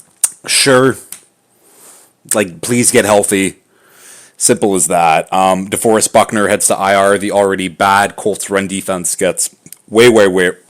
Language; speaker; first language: English; native; English